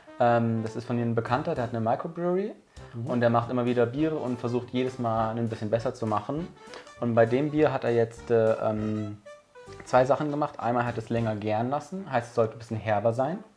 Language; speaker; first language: German; native; German